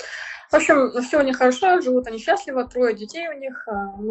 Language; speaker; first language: Russian; native; Russian